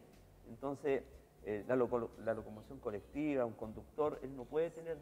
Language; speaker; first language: Spanish; native; Spanish